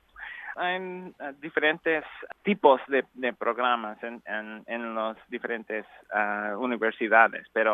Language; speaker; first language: Spanish; non-native, learner; English